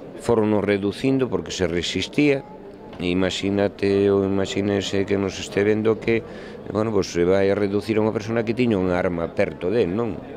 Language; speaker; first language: Galician; native; Galician